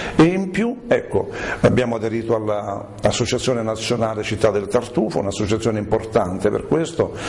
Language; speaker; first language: Italian; native; Italian